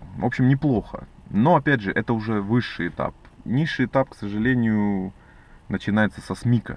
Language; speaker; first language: Russian; native; Russian